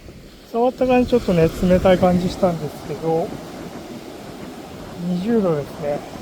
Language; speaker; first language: Japanese; native; Japanese